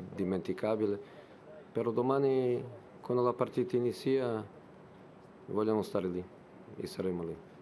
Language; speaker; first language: Italian; non-native, fluent; Portuguese